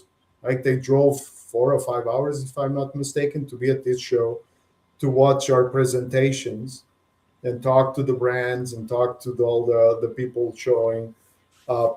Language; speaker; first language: English; non-native, fluent; Portuguese